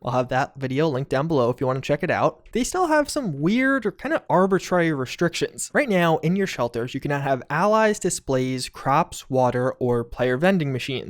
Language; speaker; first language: English; native; English